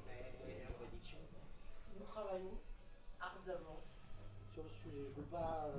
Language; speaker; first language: French; native; French